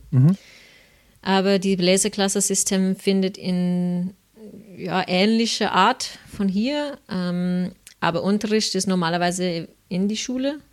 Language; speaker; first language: German; non-native, fluent; English